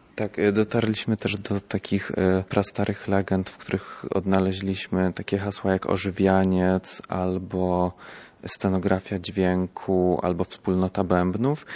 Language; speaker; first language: Polish; native; Polish